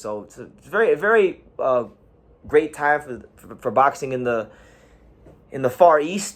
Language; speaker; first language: English; native; English